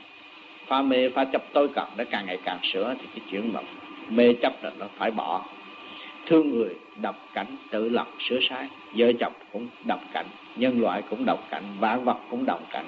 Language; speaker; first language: Vietnamese; native; Vietnamese